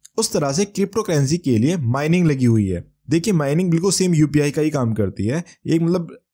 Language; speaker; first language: Hindi; native; Hindi